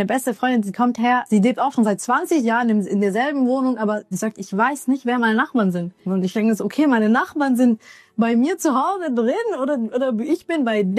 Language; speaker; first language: German; early bilingual, other home language; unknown